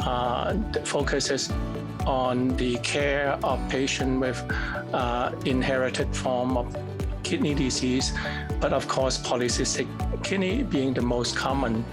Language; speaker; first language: English; non-native, fluent; Cantonese